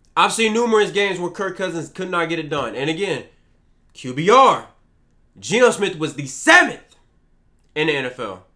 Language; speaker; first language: English; native; English